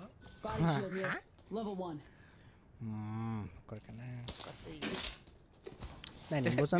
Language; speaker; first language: Japanese; non-native, learner; English